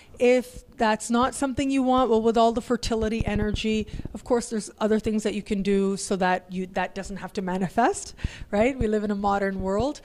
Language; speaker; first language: English; native; English